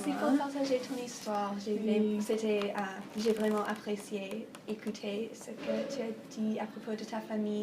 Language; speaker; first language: French; non-native, fluent; English